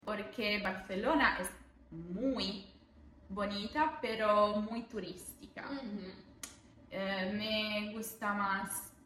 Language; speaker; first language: Spanish; non-native, fluent; Italian